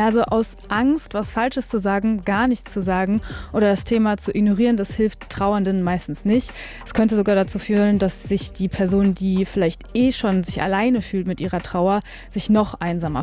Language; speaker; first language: German; native; German